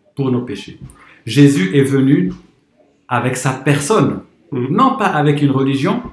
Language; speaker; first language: French; non-native, local second language; Arabic